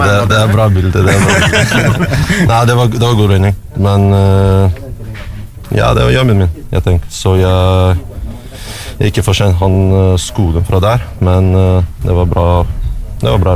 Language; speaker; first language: Norwegian; non-native, learner; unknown